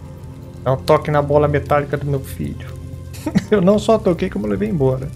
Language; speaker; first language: Portuguese; native; Portuguese